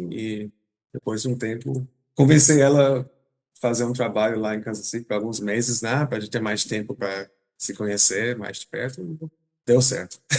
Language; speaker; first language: Portuguese; non-native, fluent; English